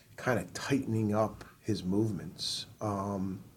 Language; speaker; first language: English; native; English